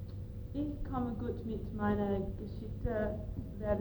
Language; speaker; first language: German; non-native, learner; English